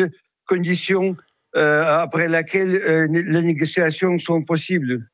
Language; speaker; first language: French; non-native, fluent; Russian